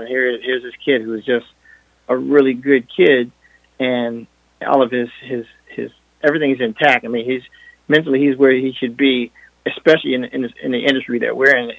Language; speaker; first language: English; non-native, fluent; French